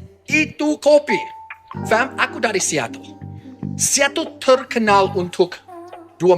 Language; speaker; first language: Indonesian; non-native, fluent; English